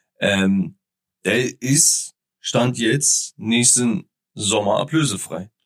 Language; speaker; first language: German; early bilingual, other home language; Turkish